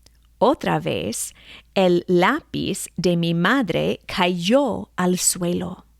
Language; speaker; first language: Spanish; non-native, fluent; English